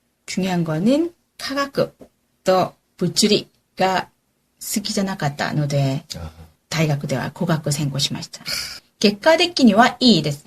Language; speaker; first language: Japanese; non-native, learner; Korean